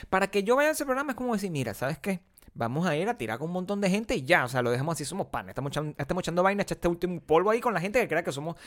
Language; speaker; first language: Spanish; native; Spanish